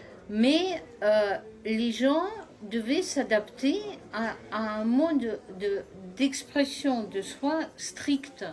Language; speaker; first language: French; non-native, fluent; Russian